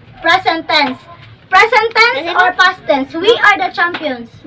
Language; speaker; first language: English; non-native, local second language; Cebuano